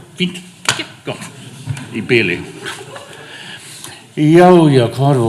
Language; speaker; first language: Icelandic; non-native, fluent; English